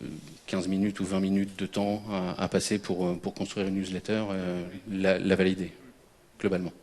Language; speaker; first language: French; native; French